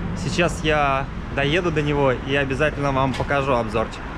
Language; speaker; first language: Russian; native; Russian